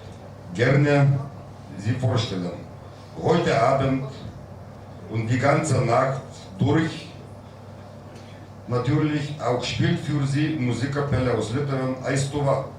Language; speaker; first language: German; non-native, fluent; Lithuanian